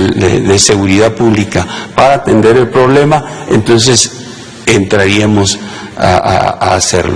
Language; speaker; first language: Spanish; native; Spanish